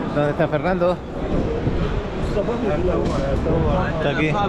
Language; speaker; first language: Spanish; native; Spanish